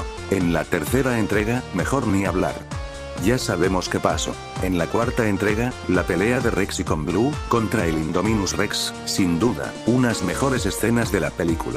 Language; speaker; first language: Spanish; native; Spanish